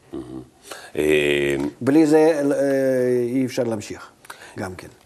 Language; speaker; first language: Hebrew; non-native, fluent; Russian